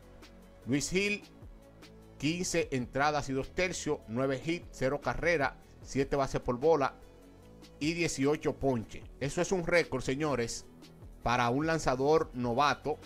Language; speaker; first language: Spanish; native; Spanish